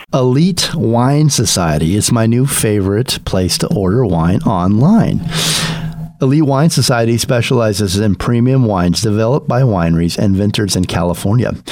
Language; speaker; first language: English; native; English